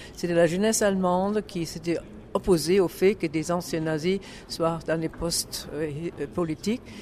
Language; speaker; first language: French; non-native, fluent; German